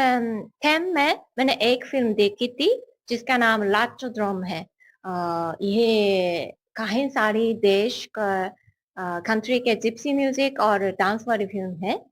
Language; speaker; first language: Hindi; non-native, learner; Japanese